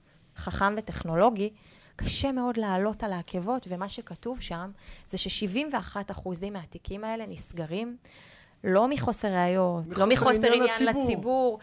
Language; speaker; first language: Hebrew; native; Hebrew